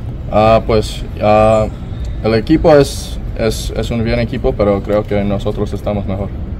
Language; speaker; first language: Spanish; early bilingual, other home language; English